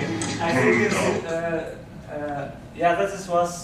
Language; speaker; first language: English; non-native, learner; Arabic